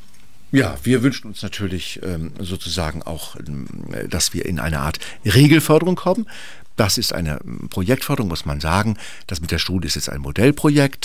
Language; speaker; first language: German; native; German